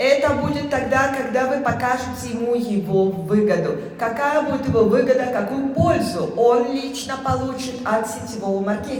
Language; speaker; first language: Russian; native; Russian